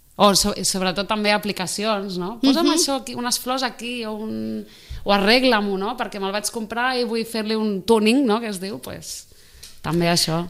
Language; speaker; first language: Catalan; native; Catalan